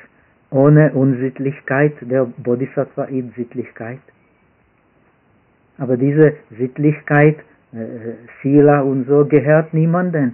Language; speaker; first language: German; non-native, fluent; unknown